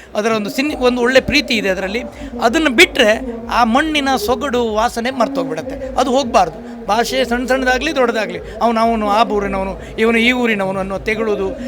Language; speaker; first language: Kannada; native; Kannada